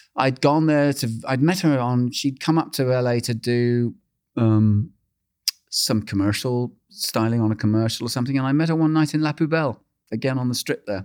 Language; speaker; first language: English; native; English